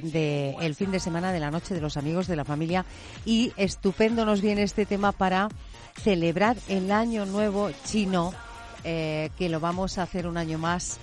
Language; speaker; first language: Spanish; native; Spanish